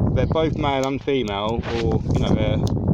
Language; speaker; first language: English; native; English